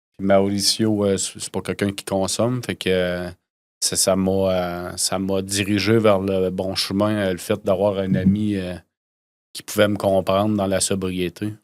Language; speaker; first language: French; native; French